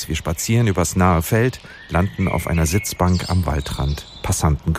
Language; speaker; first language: German; native; German